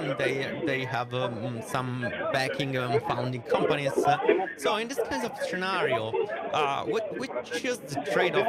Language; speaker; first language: English; non-native, fluent; Italian